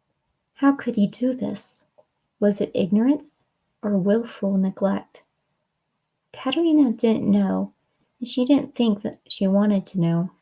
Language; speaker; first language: English; native; English